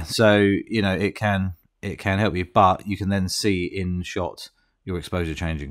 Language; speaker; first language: English; native; English